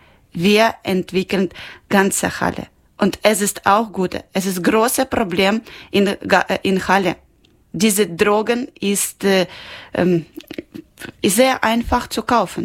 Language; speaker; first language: German; non-native, local second language; Ukrainian